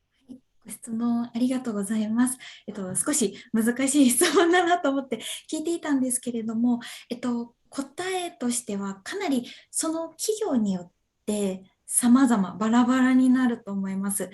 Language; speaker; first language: Japanese; native; Japanese